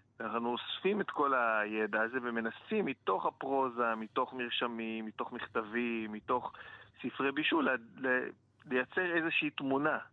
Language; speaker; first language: Hebrew; native; Hebrew